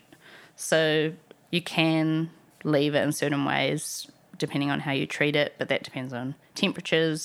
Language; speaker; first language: English; native; English